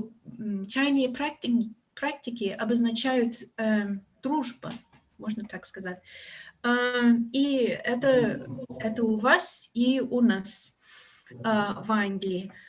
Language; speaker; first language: Russian; non-native, fluent; English